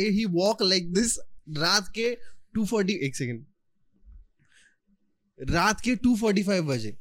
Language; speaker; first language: Hindi; non-native, local second language; Marathi